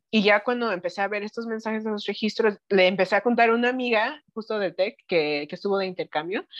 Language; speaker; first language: Spanish; early bilingual, heritage; Spanish